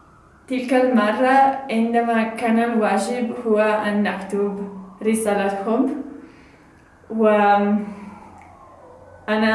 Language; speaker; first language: Arabic; non-native, learner; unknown